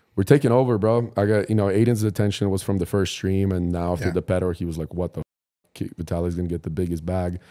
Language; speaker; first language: English; non-native, fluent; Ukrainian